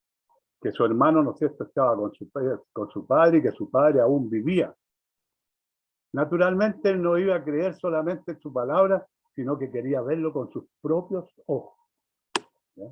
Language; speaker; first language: Spanish; native; Spanish